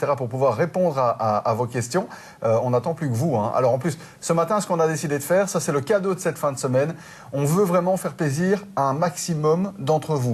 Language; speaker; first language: French; native; French